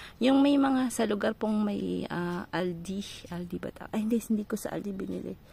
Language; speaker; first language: Filipino; non-native, local second language; Bikol